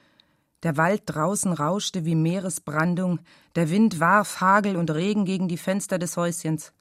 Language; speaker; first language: German; native; German